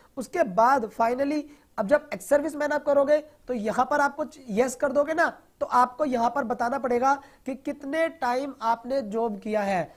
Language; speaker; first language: Hindi; non-native, local second language; Punjabi